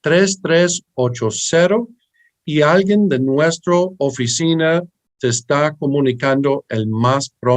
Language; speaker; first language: Spanish; early bilingual, heritage; English